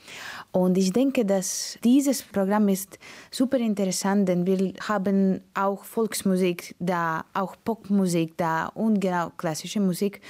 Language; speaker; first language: German; non-native, learner; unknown